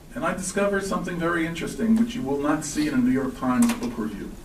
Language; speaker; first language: English; native; English